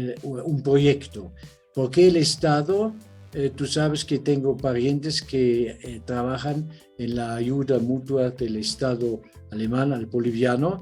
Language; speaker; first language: Spanish; non-native, fluent; German